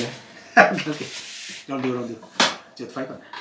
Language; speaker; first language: Thai; non-native, fluent; Japanese